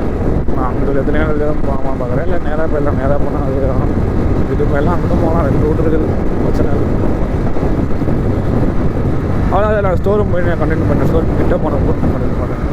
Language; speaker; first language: Tamil; native; Tamil